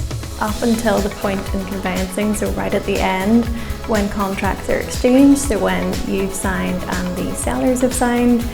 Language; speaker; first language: English; native; English